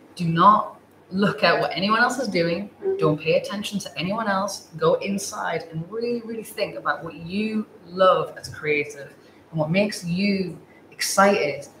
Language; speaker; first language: English; native; English